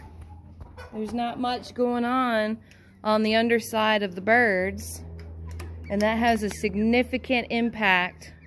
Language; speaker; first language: English; native; English